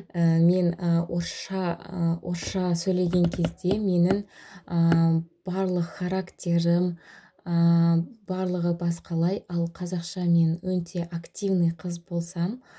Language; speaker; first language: Kazakh; non-native, local second language; Russian